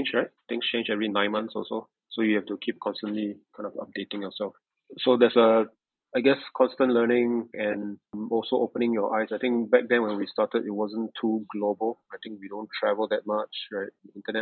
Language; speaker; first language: English; native; English